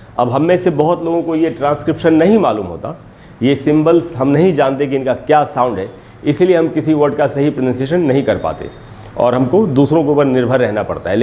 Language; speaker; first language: Hindi; native; Hindi